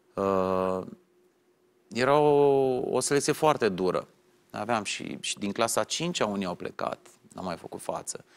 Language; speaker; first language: Romanian; native; Romanian